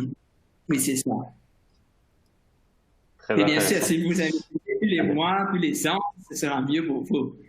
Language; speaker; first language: French; non-native, fluent; Morisyen